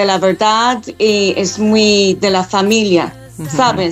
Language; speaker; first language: Spanish; non-native, fluent; English